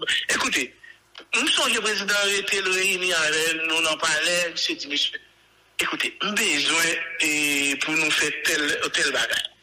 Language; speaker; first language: French; non-native, local second language; Haitian Creole